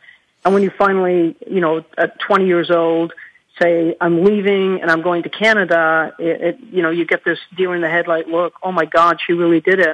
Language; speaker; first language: English; native; English